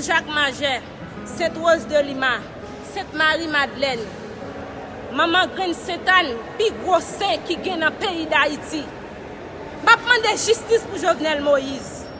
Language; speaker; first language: Haitian Creole; native; Haitian Creole